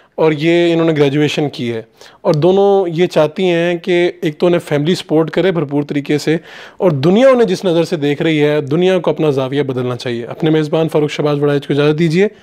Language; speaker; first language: Urdu; non-native, local second language; Punjabi